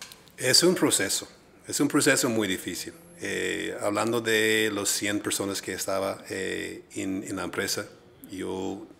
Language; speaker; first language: Spanish; non-native, fluent; English